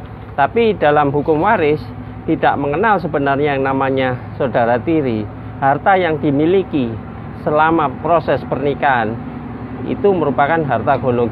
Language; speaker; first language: Indonesian; native; Indonesian